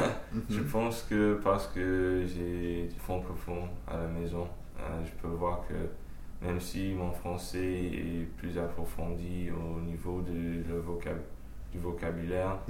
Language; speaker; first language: French; early bilingual, heritage; French